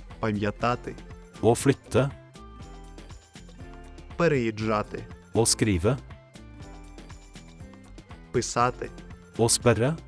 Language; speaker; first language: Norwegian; non-native, fluent; Ukrainian